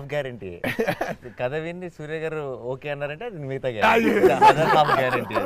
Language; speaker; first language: Telugu; native; Telugu